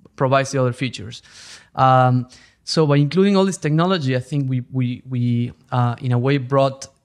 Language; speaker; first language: English; non-native, fluent; Spanish